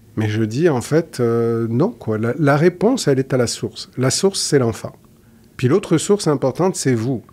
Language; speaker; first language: French; native; French